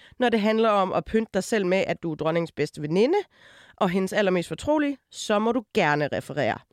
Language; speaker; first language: Danish; native; Danish